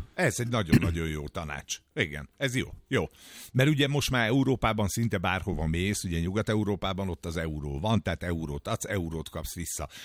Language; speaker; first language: Hungarian; native; Hungarian